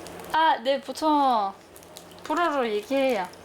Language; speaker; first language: Korean; non-native, fluent; French